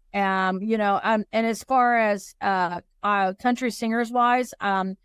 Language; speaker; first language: English; native; English